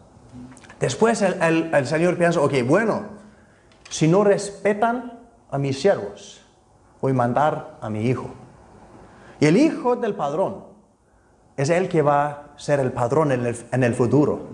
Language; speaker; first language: Spanish; non-native, fluent; Icelandic